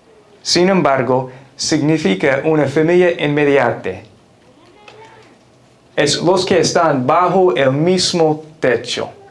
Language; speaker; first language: Spanish; non-native, fluent; English